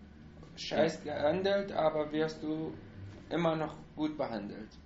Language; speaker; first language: German; non-native, learner; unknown